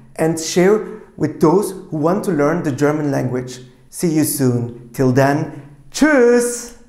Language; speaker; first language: English; non-native, fluent; Turkish